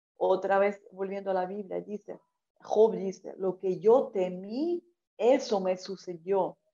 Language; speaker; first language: Spanish; non-native, fluent; Ukrainian